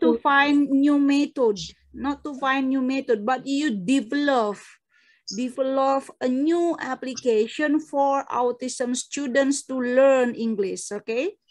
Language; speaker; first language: English; non-native, fluent; Indonesian